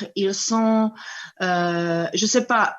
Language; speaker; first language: French; non-native, fluent; Czech